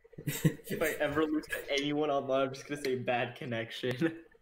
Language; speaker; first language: English; native; English